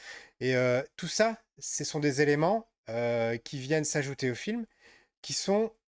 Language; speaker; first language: French; native; French